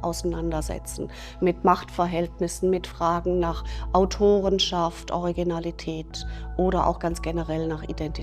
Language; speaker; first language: German; native; German